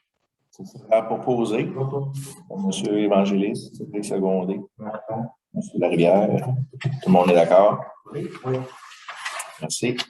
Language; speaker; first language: French; native; French